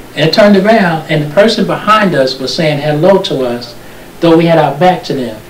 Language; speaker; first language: English; native; English